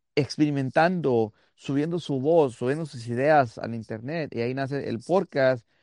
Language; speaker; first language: Spanish; early bilingual, heritage; Spanish